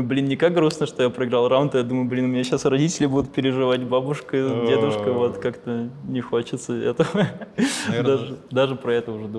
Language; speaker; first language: Russian; native; Russian